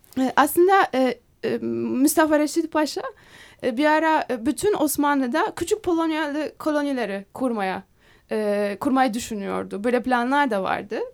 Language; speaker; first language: Turkish; non-native, fluent; Polish